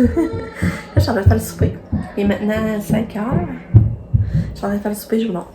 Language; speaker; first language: French; native; French